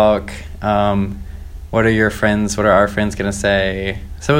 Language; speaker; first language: English; native; English